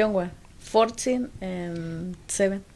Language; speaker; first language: English; non-native, learner; Spanish